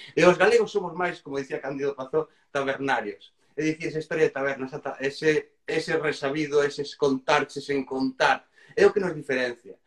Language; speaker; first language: Galician; native; Galician